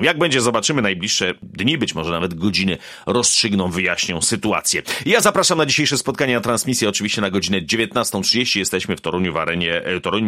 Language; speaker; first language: Polish; native; Polish